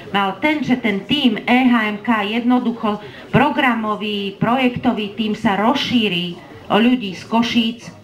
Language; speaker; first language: Slovak; native; Slovak